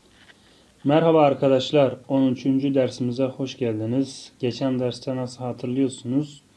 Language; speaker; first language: Turkish; non-native, fluent; Tajik